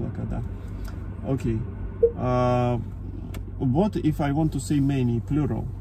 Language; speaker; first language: English; non-native, learner; Russian